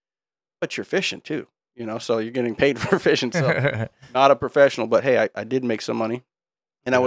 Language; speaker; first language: English; native; English